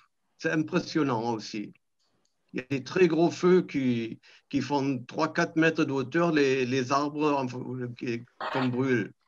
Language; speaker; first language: French; non-native, fluent; German